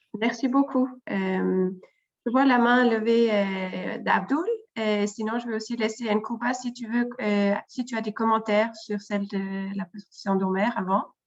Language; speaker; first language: French; non-native, fluent; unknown